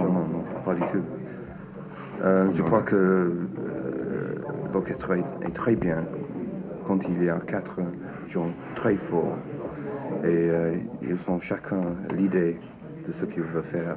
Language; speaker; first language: French; non-native, fluent; English